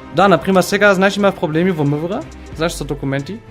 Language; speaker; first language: Macedonian; non-native, learner; German